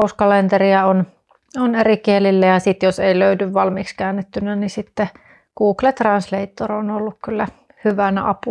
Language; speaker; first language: Finnish; native; Finnish